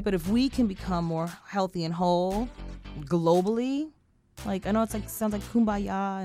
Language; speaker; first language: English; early bilingual, other home language; Spanish